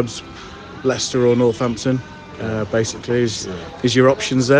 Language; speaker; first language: English; native; English